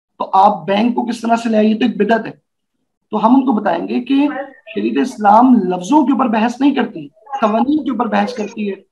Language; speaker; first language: Urdu; native; Urdu